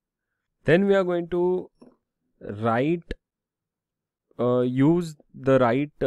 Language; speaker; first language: English; non-native, local second language; Hindi